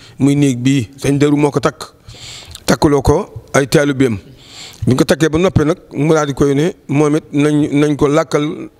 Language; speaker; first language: Wolof; native; Wolof